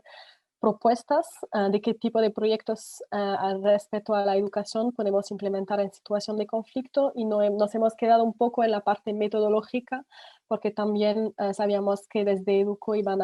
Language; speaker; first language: Spanish; non-native, fluent; French